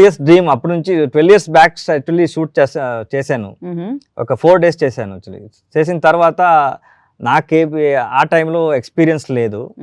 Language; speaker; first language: Telugu; non-native, learner; Kannada